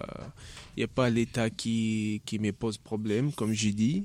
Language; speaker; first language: French; non-native, learner; Chechen